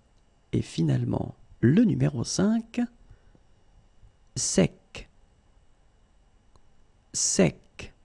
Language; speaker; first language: French; native; French